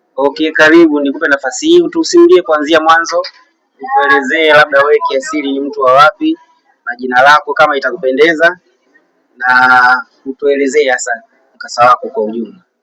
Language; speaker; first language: Swahili; native; Swahili